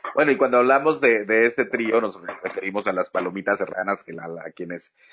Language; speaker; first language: Spanish; native; Spanish